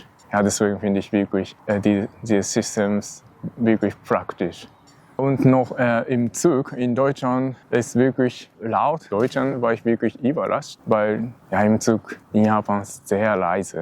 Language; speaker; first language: German; non-native, learner; Japanese